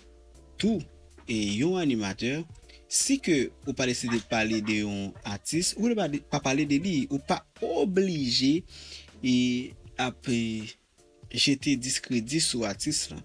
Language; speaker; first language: Haitian Creole; native; Haitian Creole